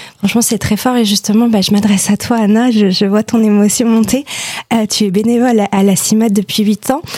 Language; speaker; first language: French; native; French